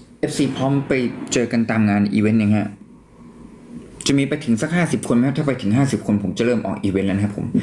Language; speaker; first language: Thai; native; Thai